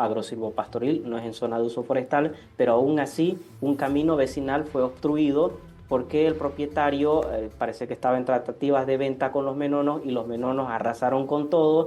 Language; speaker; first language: Spanish; native; Spanish